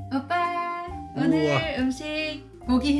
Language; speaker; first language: Korean; non-native, learner; Vietnamese